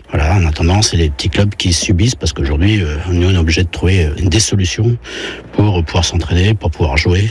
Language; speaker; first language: French; native; French